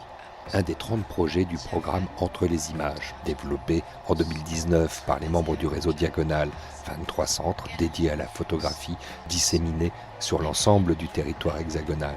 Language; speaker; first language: French; native; French